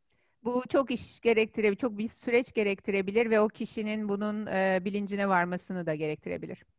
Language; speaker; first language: Turkish; native; Turkish